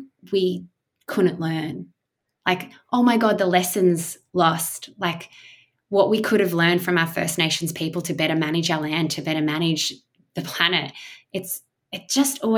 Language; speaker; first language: English; native; English